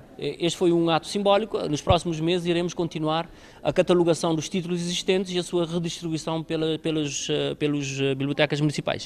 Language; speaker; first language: Portuguese; non-native, local second language; Kabuverdianu